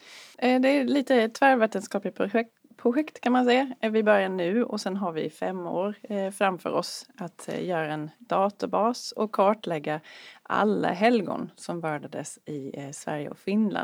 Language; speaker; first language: Swedish; non-native, fluent; English